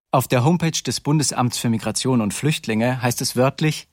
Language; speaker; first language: German; native; German